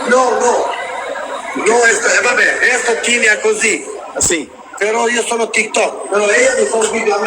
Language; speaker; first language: Italian; non-native, learner; Albanian